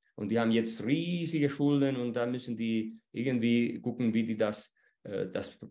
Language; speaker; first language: German; non-native, fluent; Spanish